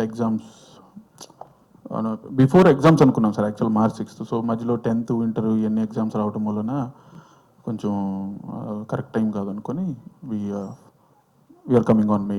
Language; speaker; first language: Telugu; native; Telugu